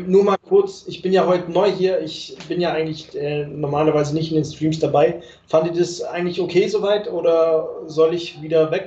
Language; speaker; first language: German; native; German